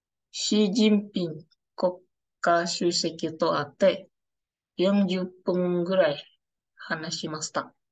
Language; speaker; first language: Japanese; non-native, learner; Indonesian